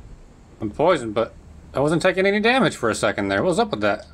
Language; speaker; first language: English; native; English